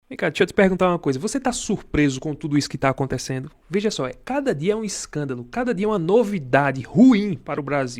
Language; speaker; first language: Portuguese; native; Portuguese